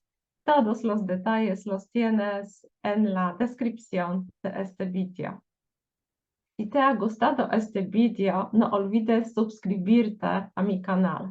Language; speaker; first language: Spanish; non-native, fluent; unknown